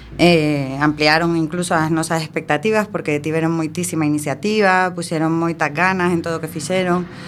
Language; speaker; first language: Galician; non-native, local second language; Spanish